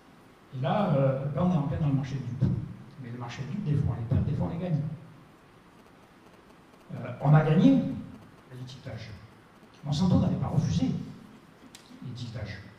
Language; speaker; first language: French; native; French